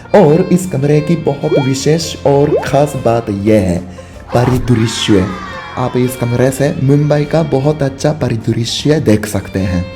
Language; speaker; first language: Hindi; non-native, fluent; Japanese